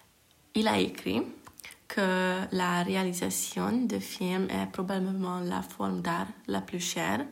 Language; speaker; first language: French; non-native, fluent; Hungarian